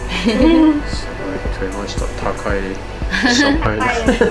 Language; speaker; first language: Japanese; non-native, fluent; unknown